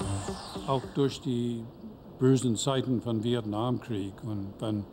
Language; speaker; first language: German; non-native, fluent; English